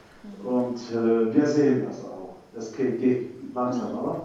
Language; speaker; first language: German; non-native, learner; Turkish